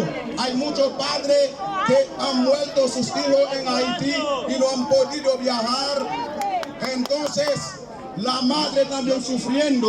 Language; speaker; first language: Spanish; non-native, fluent; Haitian Creole